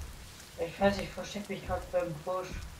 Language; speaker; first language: German; native; German